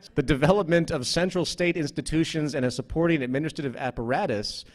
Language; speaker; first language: English; native; English